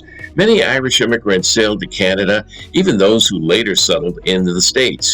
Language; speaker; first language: English; native; English